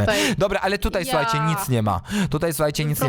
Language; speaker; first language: Polish; native; Polish